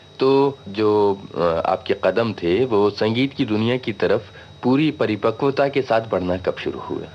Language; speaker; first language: Hindi; native; Hindi